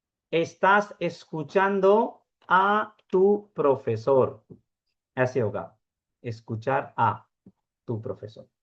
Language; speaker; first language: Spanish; non-native, fluent; Urdu